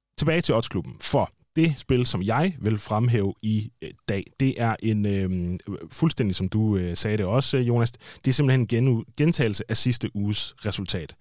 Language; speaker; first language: Danish; native; Danish